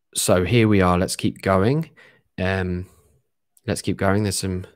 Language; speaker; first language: English; native; English